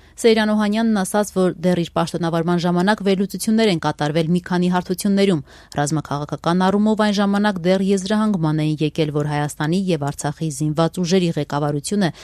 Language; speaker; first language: Armenian; native; Armenian